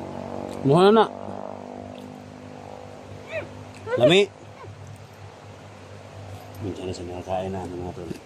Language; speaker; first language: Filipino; non-native, local second language; Cebuano